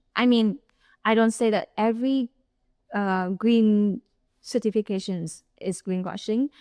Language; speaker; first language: English; non-native, fluent; Vietnamese